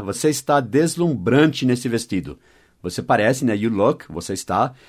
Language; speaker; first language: Portuguese; non-native, fluent; English